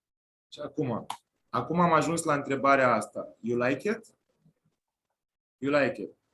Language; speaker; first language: Romanian; non-native, fluent; Arabic